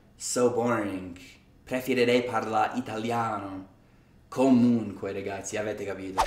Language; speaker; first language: Italian; non-native, fluent; English